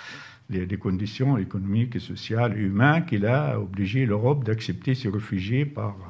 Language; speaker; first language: French; non-native, fluent; Arabic